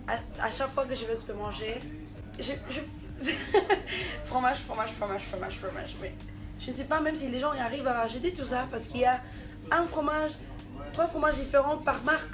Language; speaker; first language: French; non-native, fluent; Spanish